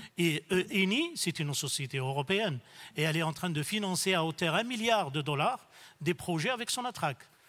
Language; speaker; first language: French; non-native, local second language; Arabic